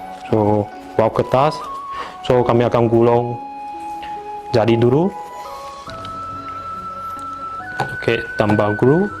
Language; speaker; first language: Indonesian; non-native, local second language; Chinese